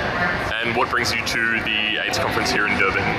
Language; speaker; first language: English; native; English